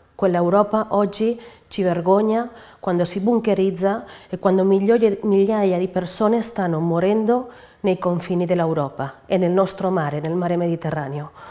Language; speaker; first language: Italian; non-native, fluent; Catalan